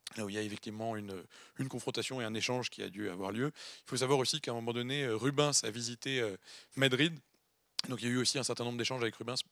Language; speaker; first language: French; native; French